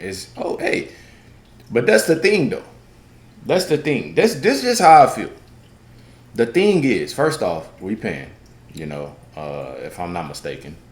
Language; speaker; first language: English; native; English